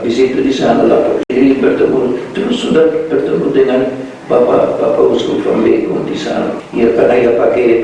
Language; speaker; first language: Indonesian; non-native, fluent; Hungarian